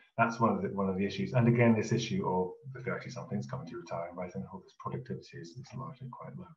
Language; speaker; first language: English; native; English